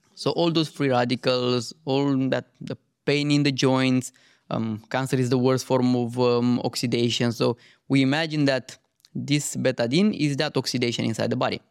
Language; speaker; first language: English; non-native, fluent; Romanian